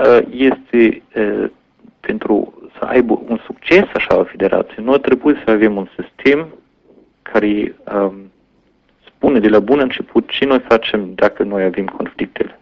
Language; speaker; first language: Romanian; non-native, fluent; German